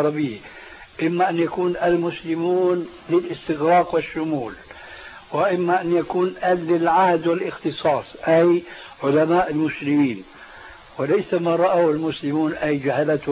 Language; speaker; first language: Arabic; early bilingual, other home language; Albanian